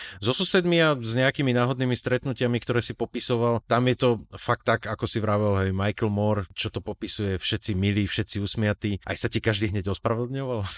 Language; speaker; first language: Slovak; native; Slovak